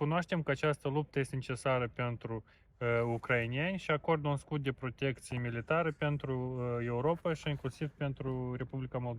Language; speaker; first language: Romanian; native; Romanian